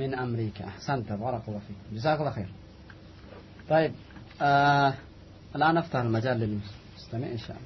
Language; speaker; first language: Arabic; non-native, fluent; Indonesian